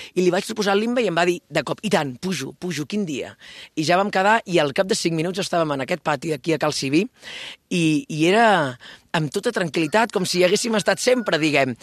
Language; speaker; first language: Catalan; native; Catalan